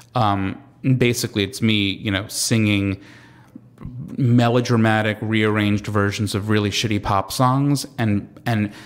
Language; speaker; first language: English; native; English